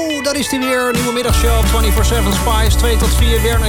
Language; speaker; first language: Dutch; native; Dutch